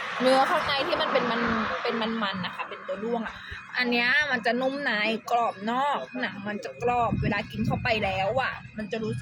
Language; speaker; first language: Thai; native; Thai